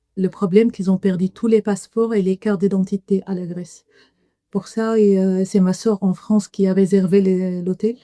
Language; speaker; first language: French; non-native, fluent; Arabic